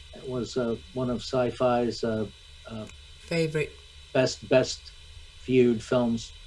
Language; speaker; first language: English; native; English